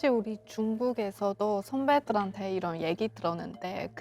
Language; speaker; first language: Korean; non-native, local second language; Chinese